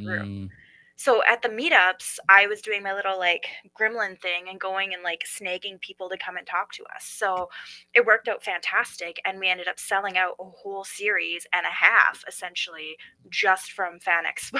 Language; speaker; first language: English; native; English